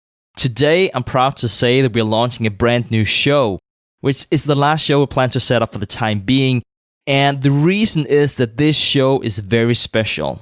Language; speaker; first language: English; non-native, fluent; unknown